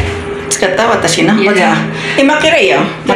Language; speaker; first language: Japanese; non-native, learner; Filipino